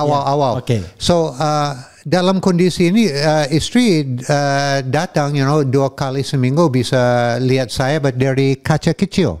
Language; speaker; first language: Indonesian; non-native, fluent; English